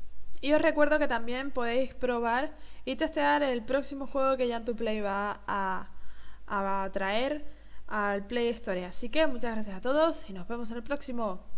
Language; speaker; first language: Spanish; native; Spanish